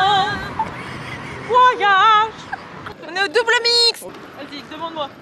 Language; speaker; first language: French; native; French